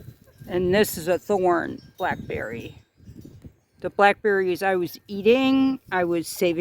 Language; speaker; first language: English; native; English